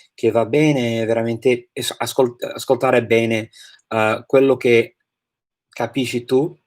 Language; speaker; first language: Italian; non-native, fluent; English